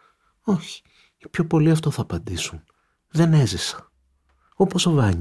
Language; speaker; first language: Greek; native; Greek